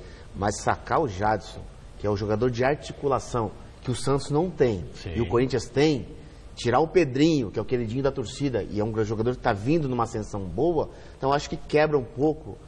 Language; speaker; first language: Portuguese; native; Portuguese